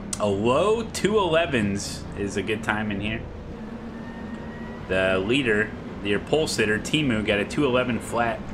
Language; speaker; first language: English; native; English